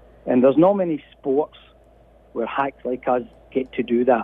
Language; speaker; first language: English; native; English